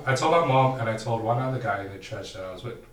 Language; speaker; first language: English; native; English